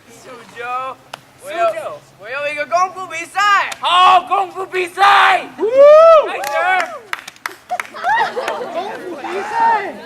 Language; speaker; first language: Chinese; non-native, learner; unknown